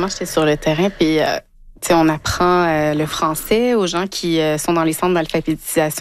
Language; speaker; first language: French; native; French